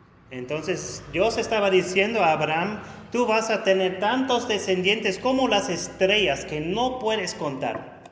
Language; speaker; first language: Spanish; non-native, fluent; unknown